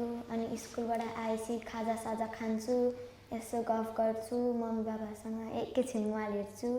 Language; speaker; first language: Nepali; early bilingual, heritage; Nepali